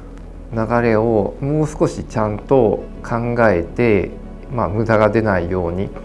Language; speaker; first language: Japanese; native; Japanese